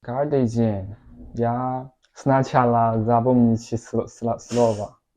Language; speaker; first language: Russian; non-native, learner; Chinese